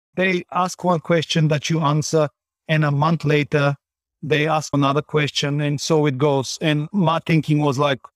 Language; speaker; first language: English; non-native, fluent; Bulgarian